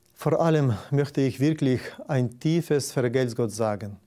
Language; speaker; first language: German; non-native, fluent; Ukrainian